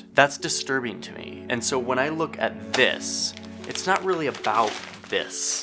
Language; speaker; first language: English; native; English